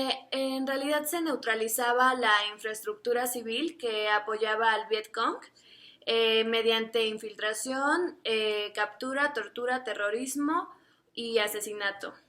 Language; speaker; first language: Spanish; native; Spanish